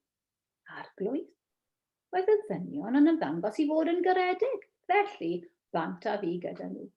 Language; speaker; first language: Welsh; non-native, local second language; English